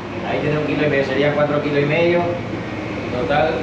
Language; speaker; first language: Spanish; native; Spanish